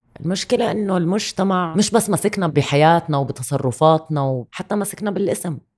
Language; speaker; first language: Arabic; native; Arabic